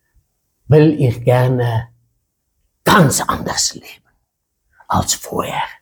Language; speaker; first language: German; non-native, fluent; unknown